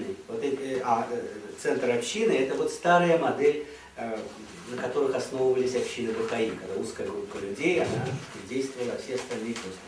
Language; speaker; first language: Russian; native; Russian